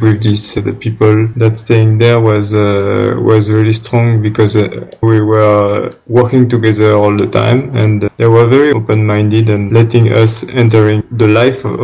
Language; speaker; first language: English; non-native, fluent; French